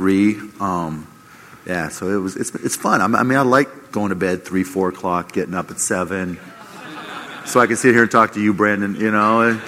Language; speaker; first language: English; native; English